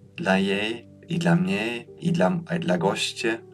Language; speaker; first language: Polish; non-native, fluent; German